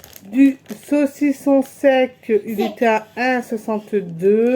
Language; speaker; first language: French; native; French